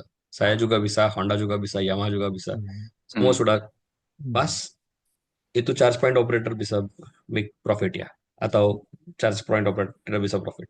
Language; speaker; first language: Indonesian; non-native, learner; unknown